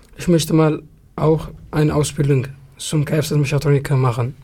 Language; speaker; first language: German; non-native, learner; Tigrinya